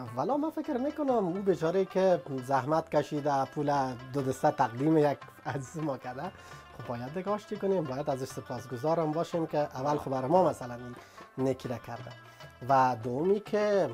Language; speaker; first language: Persian; native; Persian